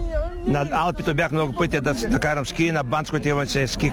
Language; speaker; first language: Bulgarian; non-native, learner; Macedonian